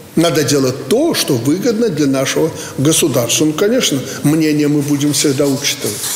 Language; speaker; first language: Russian; native; Russian